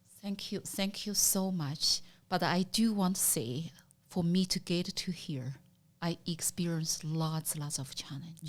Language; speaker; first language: English; non-native, learner; Chinese